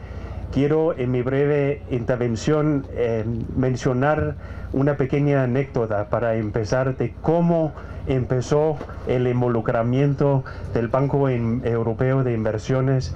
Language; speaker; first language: Spanish; non-native, fluent; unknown